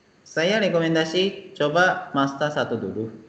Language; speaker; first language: Indonesian; non-native, fluent; Japanese